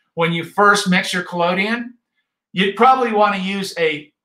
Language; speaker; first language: English; native; English